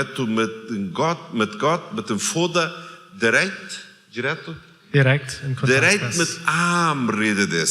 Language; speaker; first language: German; non-native, learner; Plautdietsch